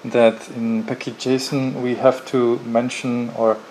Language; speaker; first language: English; non-native, fluent; Czech